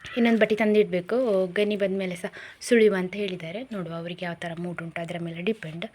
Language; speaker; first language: Kannada; non-native, local second language; Konkani